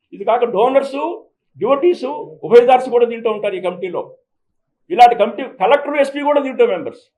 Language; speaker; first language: Telugu; native; Telugu